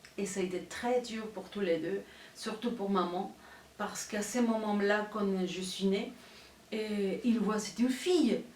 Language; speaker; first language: French; non-native, fluent; Spanish